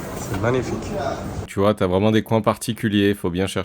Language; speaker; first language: French; native; French